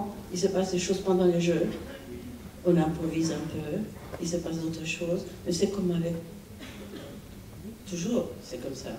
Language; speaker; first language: French; non-native, fluent; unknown